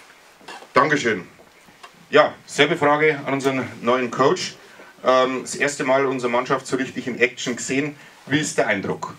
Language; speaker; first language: German; native; German